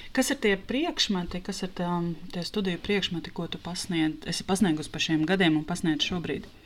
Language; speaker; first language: Latvian; native; Latvian